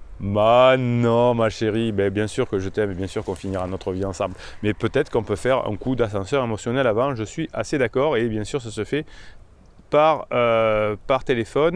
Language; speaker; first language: French; native; French